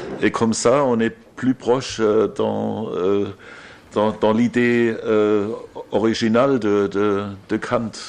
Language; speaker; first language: French; non-native, fluent; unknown